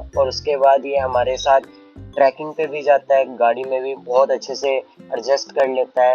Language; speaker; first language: Hindi; native; Hindi